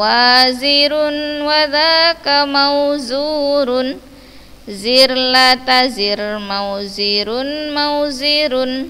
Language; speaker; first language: Arabic; non-native, fluent; Indonesian